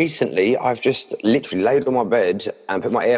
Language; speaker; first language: English; native; English